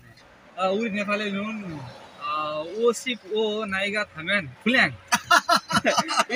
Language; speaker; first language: Korean; non-native, learner; Nepali